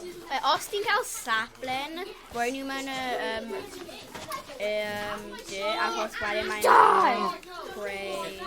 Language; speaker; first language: Welsh; non-native, local second language; English